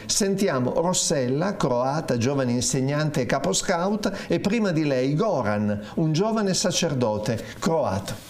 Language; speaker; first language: Italian; native; Italian